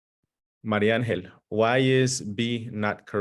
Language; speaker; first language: English; early bilingual, other home language; Spanish